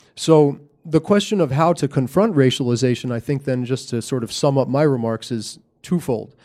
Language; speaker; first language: English; native; English